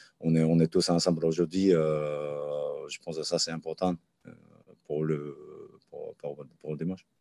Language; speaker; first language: French; non-native, learner; Japanese